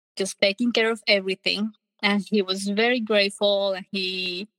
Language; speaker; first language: English; non-native, fluent; Spanish